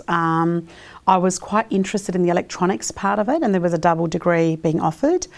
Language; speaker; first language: English; early bilingual, other home language; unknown